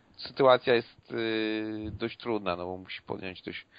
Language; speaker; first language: Polish; native; Polish